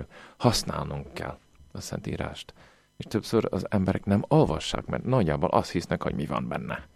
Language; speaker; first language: Hungarian; non-native, fluent; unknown